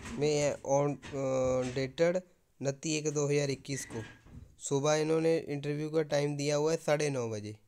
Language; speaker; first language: Hindi; non-native, local second language; Punjabi